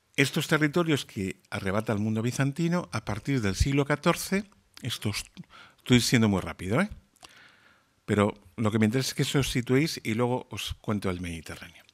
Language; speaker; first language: Spanish; native; Spanish